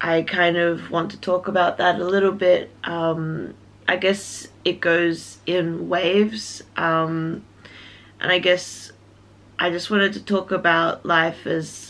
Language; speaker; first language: English; native; English